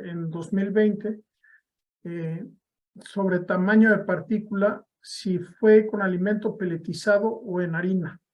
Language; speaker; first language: Spanish; native; Spanish